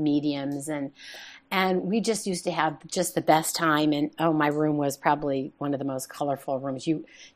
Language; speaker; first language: English; native; English